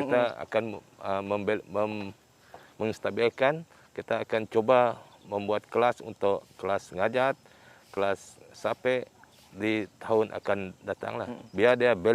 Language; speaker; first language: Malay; non-native, local second language; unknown